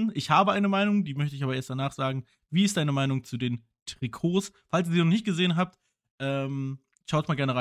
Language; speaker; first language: German; native; German